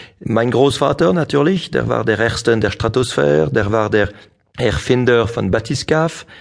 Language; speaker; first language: German; non-native, local second language; French